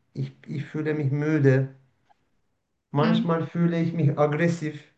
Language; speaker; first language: German; non-native, learner; Turkish